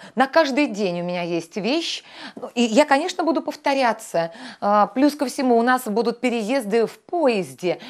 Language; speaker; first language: Russian; native; Russian